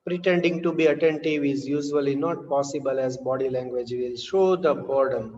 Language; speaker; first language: English; non-native, local second language; Gujarati